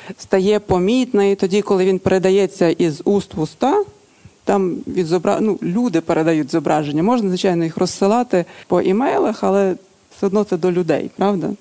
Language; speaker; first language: Ukrainian; native; Ukrainian